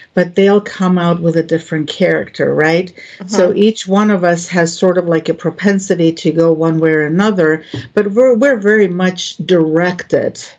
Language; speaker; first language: English; non-native, fluent; Greek